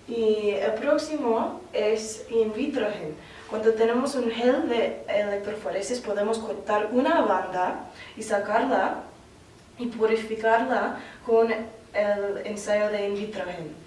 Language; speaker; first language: Spanish; non-native, fluent; English